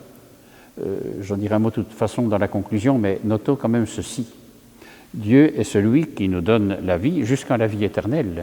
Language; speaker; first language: French; native; French